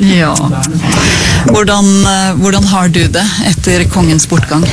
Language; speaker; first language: Norwegian; native; Norwegian